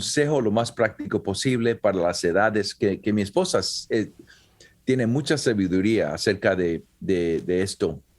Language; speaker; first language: Spanish; early bilingual, heritage; Spanish